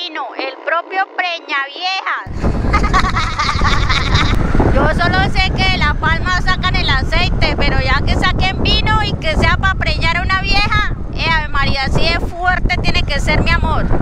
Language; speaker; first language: Spanish; native; Spanish